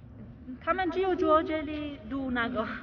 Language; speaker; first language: Chinese; non-native, learner; Persian